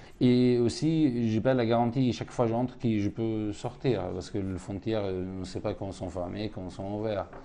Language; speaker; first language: French; non-native, fluent; Arabic